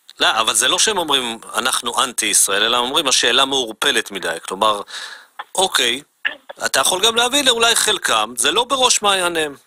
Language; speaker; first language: Hebrew; native; Hebrew